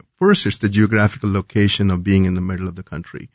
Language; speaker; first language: English; non-native, local second language; Hindi